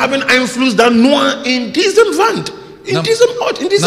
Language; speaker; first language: German; non-native, learner; English